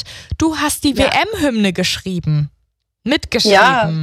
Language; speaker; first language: German; native; German